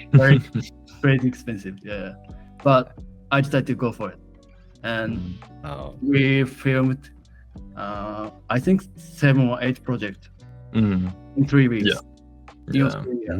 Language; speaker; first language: English; non-native, fluent; Japanese